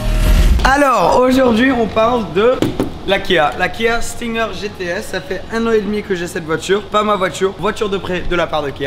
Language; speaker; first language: French; native; French